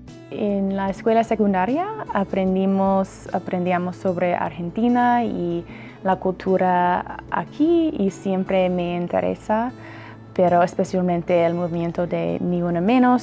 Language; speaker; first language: Spanish; non-native, fluent; English